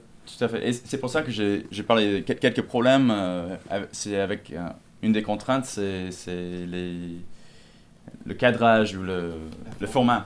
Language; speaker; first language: French; non-native, fluent; English